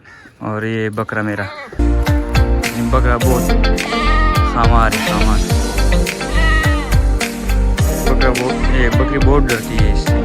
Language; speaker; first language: Hindi; non-native, local second language; Pashto